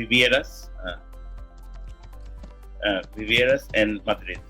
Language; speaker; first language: Spanish; non-native, learner; English